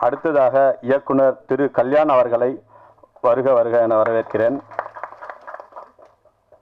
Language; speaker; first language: Tamil; native; Tamil